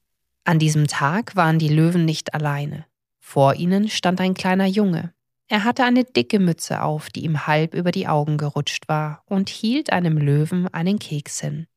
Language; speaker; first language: German; native; German